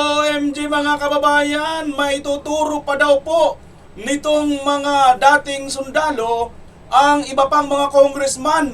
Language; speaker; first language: Filipino; native; Filipino